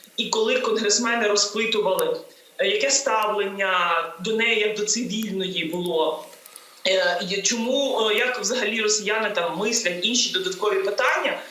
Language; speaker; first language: Ukrainian; native; Ukrainian